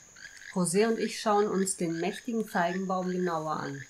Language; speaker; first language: German; native; German